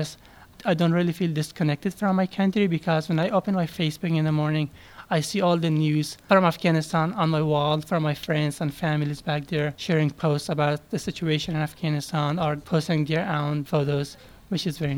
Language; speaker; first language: English; non-native, fluent; Persian